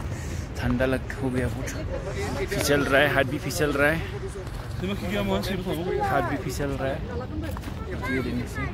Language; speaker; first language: Hindi; non-native, local second language; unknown